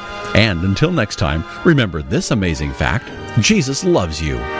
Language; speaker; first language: English; native; English